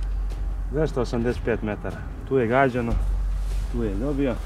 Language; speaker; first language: Serbian; native; Serbian